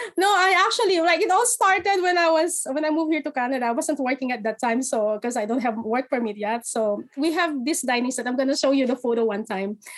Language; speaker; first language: English; non-native, local second language; Filipino